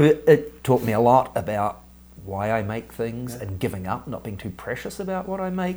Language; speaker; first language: English; native; English